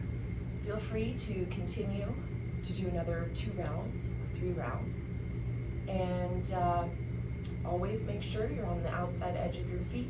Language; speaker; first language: English; native; English